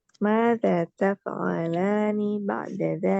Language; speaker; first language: Arabic; non-native, learner; Indonesian